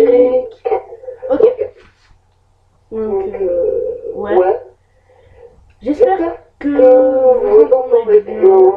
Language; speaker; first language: French; native; French